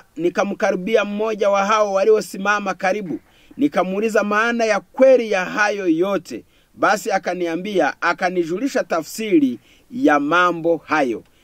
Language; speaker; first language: Swahili; non-native, local second language; Kinyarwanda